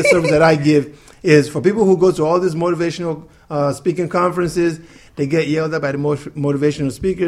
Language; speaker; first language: English; non-native, local second language; Yoruba